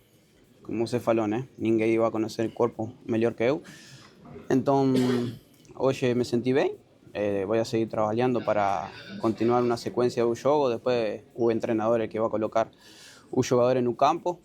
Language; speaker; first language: Portuguese; non-native, learner; Spanish